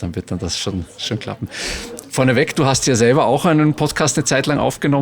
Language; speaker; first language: German; native; German